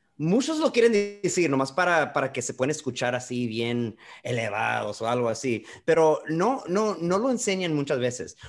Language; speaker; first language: Spanish; early bilingual, heritage; Spanish